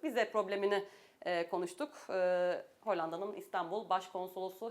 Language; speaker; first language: Turkish; native; Turkish